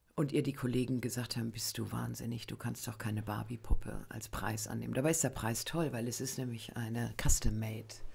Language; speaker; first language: German; native; German